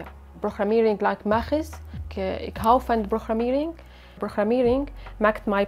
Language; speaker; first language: Dutch; non-native, learner; Arabic